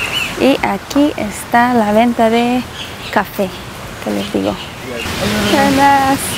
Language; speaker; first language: Spanish; native; Spanish